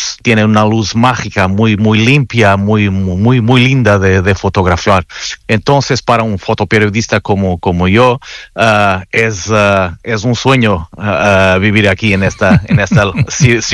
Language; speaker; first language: Spanish; non-native, fluent; Portuguese